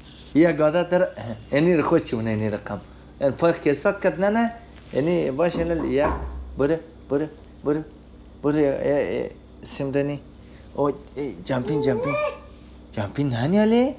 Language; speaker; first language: Persian; native; Persian